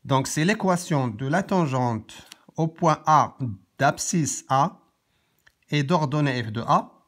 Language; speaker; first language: French; non-native, local second language; Arabic